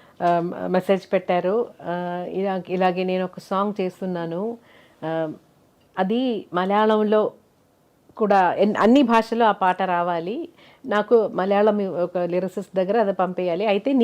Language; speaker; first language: Telugu; non-native, fluent; Malayalam